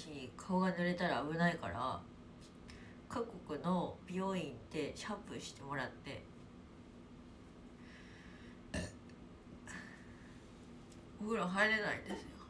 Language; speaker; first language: Japanese; native; Japanese